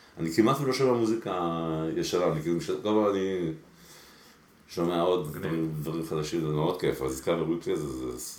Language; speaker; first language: Hebrew; early bilingual, other home language; Spanish